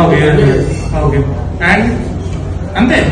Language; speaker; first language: Telugu; native; Telugu